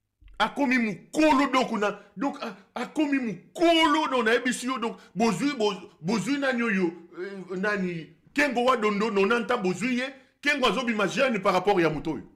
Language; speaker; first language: French; non-native, local second language; Lingala